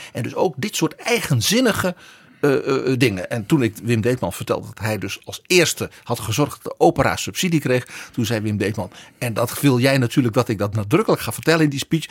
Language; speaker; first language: Dutch; native; Dutch